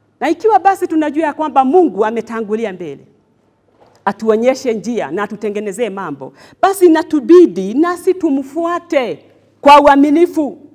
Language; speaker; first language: Swahili; non-native, local second language; Kikuyu